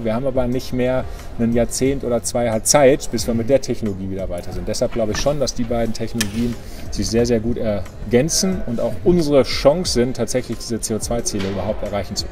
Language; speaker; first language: German; native; German